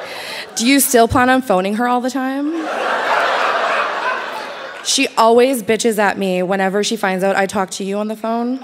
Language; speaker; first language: English; native; English